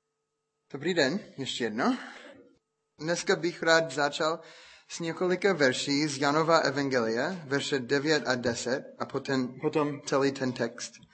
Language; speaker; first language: Czech; non-native, fluent; English